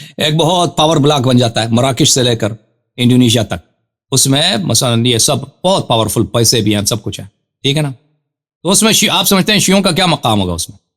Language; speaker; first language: Urdu; non-native, fluent; Persian